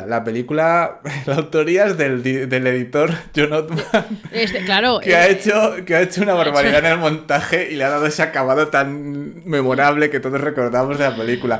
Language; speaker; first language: Spanish; native; Spanish